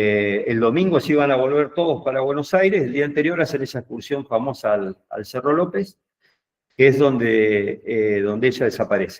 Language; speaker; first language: Spanish; native; Spanish